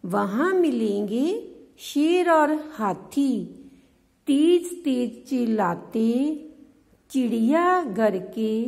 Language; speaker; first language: Hindi; non-native, local second language; Punjabi